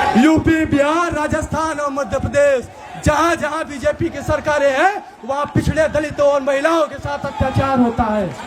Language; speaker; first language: Hindi; native; Hindi